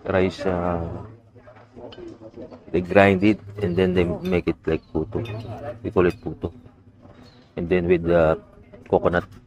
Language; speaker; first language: English; non-native, local second language; Filipino